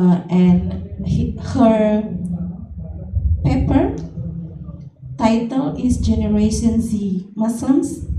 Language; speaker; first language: English; non-native, fluent; Indonesian